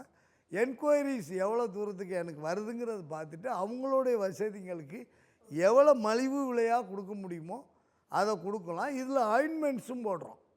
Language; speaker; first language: Tamil; native; Tamil